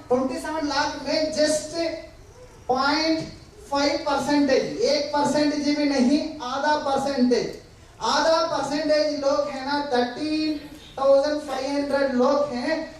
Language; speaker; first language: Hindi; non-native, local second language; Tamil